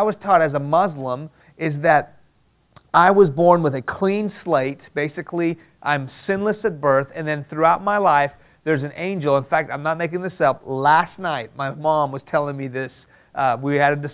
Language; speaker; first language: English; early bilingual, other home language; Persian